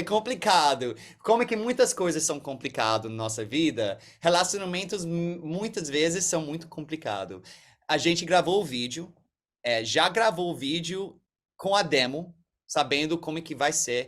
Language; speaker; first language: Portuguese; early bilingual, heritage; English